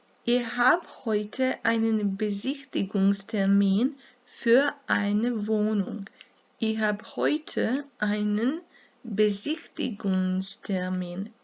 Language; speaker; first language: German; non-native, fluent; Serbian